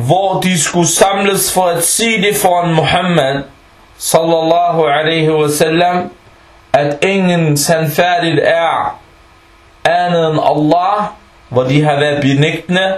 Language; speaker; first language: Danish; early bilingual, other home language; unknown